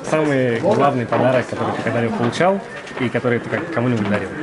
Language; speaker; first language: Russian; native; Russian